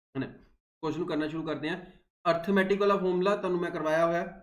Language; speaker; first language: Hindi; non-native, local second language; Punjabi